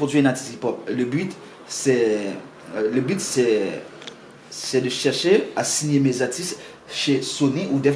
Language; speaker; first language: French; non-native, local second language; Haitian Creole